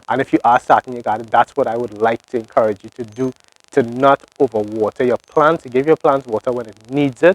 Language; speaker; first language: English; native; English